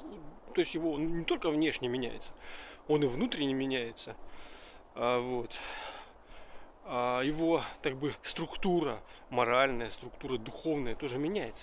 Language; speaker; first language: Russian; native; Russian